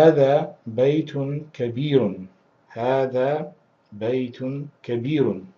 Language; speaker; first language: Arabic; non-native, fluent; Russian